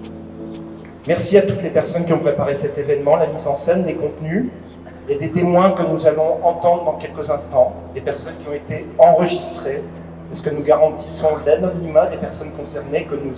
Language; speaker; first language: French; native; French